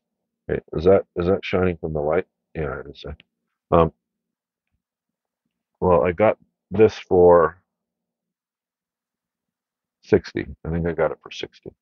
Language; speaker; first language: English; native; English